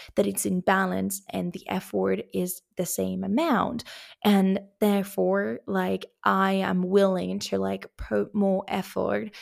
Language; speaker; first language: English; non-native, fluent; Finnish